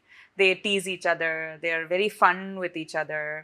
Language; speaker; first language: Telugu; non-native, fluent; Tamil